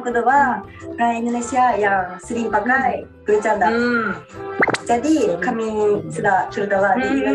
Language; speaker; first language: Indonesian; non-native, learner; Japanese